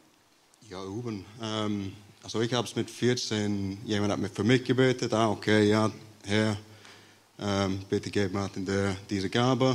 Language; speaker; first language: German; non-native, fluent; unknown